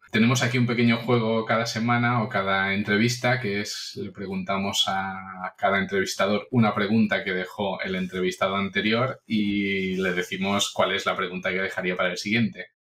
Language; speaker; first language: Spanish; non-native, local second language; Catalan